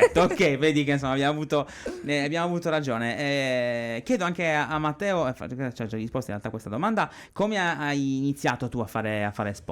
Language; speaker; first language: Italian; native; Italian